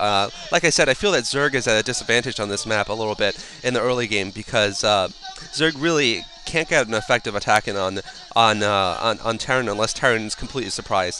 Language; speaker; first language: English; native; English